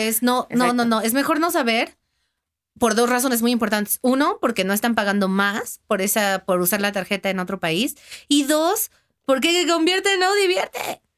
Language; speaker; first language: Spanish; native; Spanish